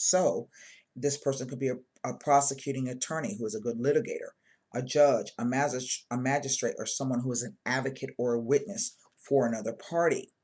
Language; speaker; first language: English; native; English